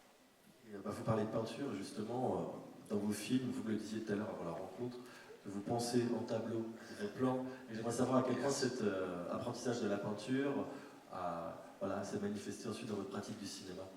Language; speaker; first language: French; native; French